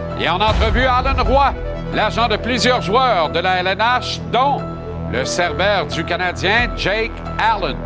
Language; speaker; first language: French; native; French